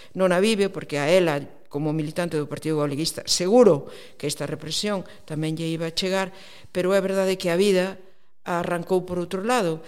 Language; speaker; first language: Galician; non-native, local second language; Spanish